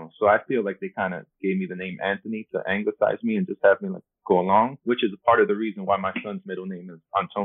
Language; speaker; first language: English; early bilingual, other home language; Spanish